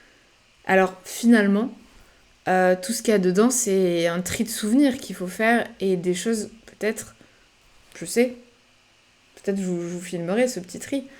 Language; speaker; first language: French; native; French